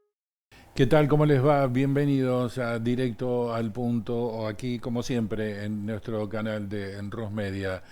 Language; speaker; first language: Spanish; native; Spanish